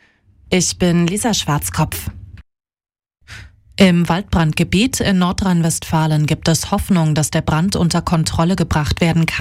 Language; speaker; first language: German; native; German